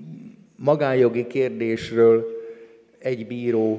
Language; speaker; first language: Hungarian; native; Hungarian